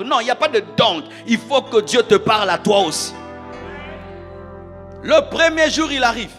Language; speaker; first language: French; non-native, local second language; Lingala